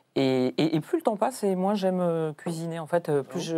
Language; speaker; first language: French; native; French